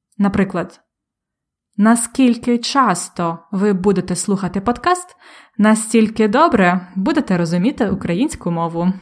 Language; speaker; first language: Ukrainian; native; Ukrainian